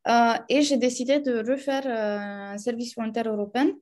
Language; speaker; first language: French; non-native, fluent; Romanian